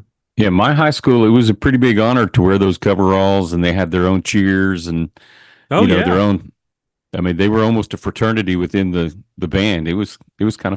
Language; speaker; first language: English; native; English